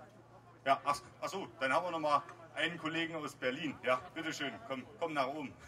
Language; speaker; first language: German; native; German